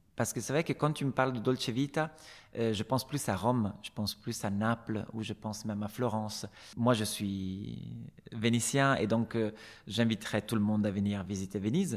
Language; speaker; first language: French; non-native, fluent; Italian